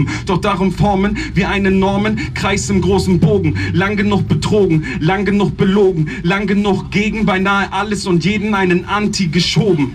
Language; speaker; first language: German; native; German